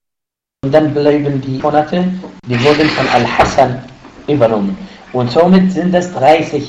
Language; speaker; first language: German; non-native, fluent; Arabic